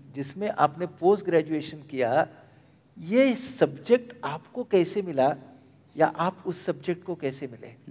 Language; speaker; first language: Hindi; non-native, local second language; Marathi